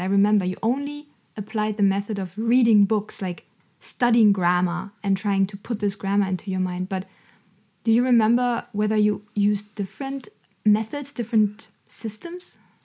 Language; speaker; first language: English; non-native, fluent; German